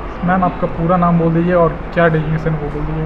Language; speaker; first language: Hindi; native; Hindi